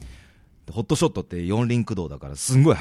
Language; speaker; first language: Japanese; native; Japanese